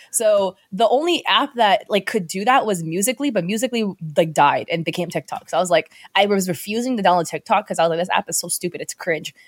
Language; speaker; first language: English; early bilingual, other home language; Chinese